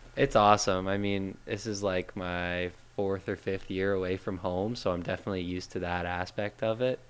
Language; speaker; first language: English; native; English